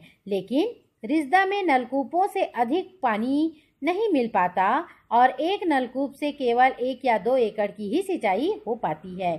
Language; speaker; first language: Hindi; native; Hindi